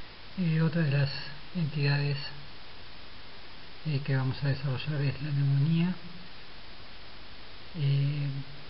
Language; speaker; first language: Spanish; native; Spanish